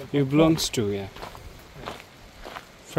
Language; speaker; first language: English; non-native, learner; Nepali